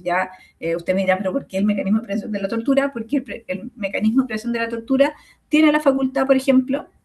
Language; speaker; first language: Spanish; native; Spanish